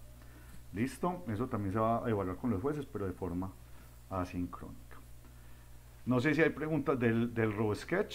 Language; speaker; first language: Spanish; native; Spanish